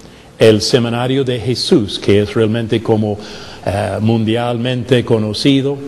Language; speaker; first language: Spanish; non-native, fluent; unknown